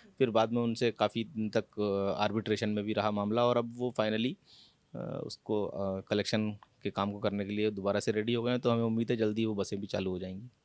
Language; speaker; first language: Hindi; native; Hindi